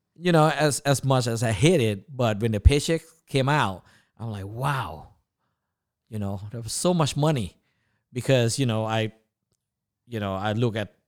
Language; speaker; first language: English; non-native, learner; Thai